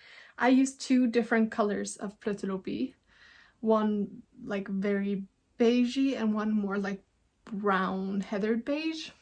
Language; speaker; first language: English; non-native, fluent; Norwegian